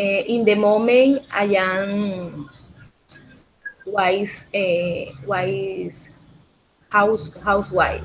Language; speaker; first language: English; non-native, learner; Spanish